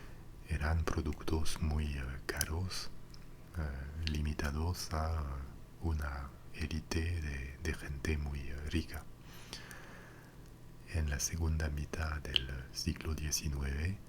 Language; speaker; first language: Spanish; non-native, fluent; French